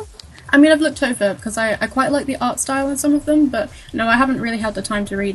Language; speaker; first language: English; native; English